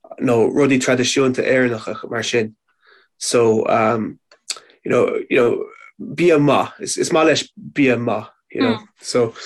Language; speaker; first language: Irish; non-native, local second language; English